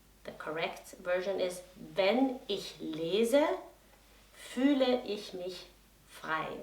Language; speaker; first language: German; non-native, fluent; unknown